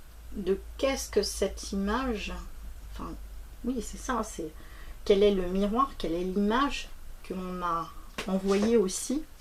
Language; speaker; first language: French; native; French